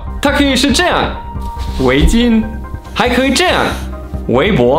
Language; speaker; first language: Chinese; non-native, fluent; German